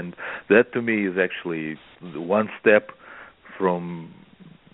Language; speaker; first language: English; non-native, fluent; Russian